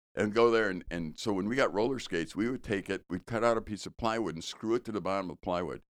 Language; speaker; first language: English; native; English